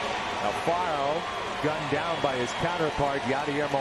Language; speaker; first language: English; native; English